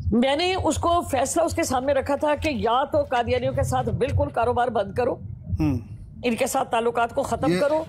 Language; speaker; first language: Urdu; non-native, local second language; Punjabi